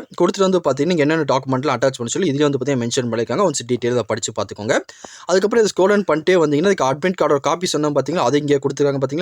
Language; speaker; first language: Tamil; native; Tamil